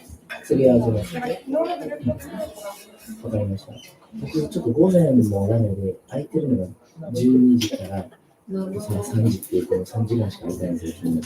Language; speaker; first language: Japanese; native; Japanese